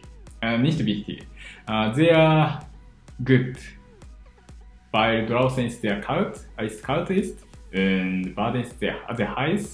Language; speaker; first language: German; non-native, learner; Japanese